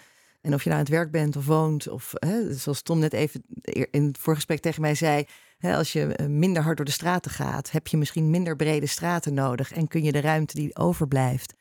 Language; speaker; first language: Dutch; native; Dutch